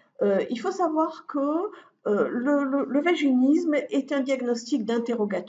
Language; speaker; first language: French; native; French